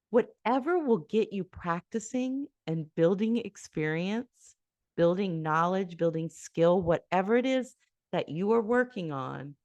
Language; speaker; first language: English; native; English